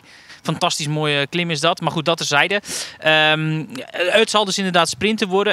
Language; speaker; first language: Dutch; native; Dutch